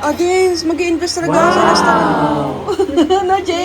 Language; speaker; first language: Filipino; native; Filipino